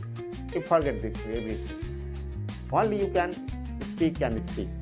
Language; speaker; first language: English; non-native, learner; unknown